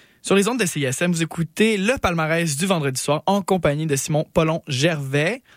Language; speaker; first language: French; native; French